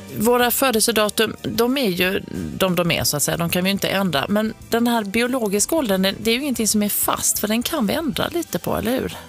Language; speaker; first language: Swedish; native; Swedish